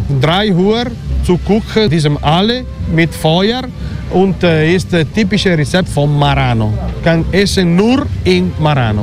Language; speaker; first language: German; non-native, learner; Italian